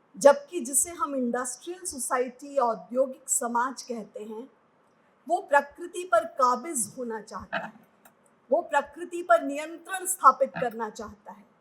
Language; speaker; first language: Hindi; native; Hindi